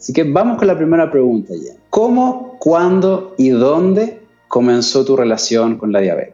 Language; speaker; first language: Spanish; native; Spanish